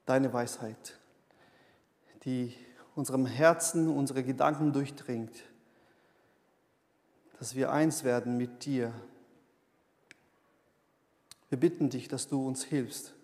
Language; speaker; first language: German; non-native, fluent; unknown